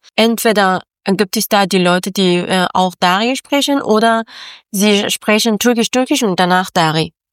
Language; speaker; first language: German; non-native, learner; Persian